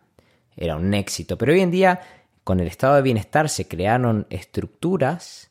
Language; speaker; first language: Spanish; native; Spanish